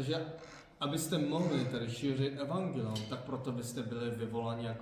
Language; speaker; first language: Czech; non-native, fluent; Korean